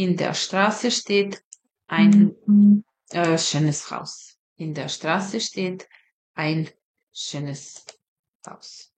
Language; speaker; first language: German; non-native, fluent; Serbian